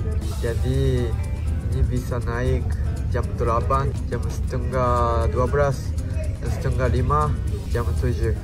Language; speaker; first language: Indonesian; non-native, fluent; Japanese